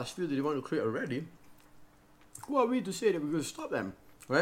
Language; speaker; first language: English; non-native, local second language; Malay